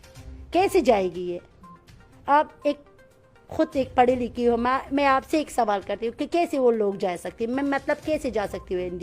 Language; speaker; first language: Hindi; non-native, fluent; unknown